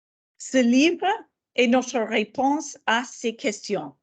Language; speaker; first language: French; non-native, fluent; English